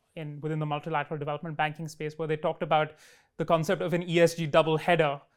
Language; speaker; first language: English; non-native, local second language; Hindi